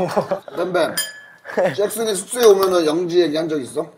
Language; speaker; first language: Korean; non-native, learner; Cantonese